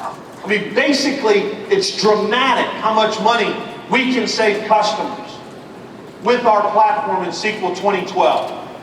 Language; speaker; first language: English; native; English